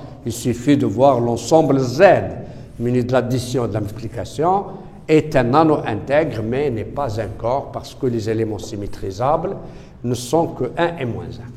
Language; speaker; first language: French; non-native, local second language; Arabic